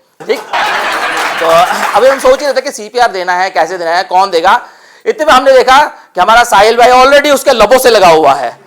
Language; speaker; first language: Hindi; non-native, local second language; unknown